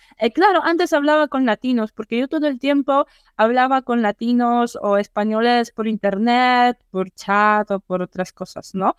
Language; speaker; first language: Spanish; non-native, fluent; Polish